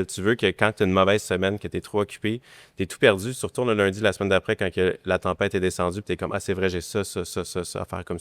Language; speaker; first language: French; native; French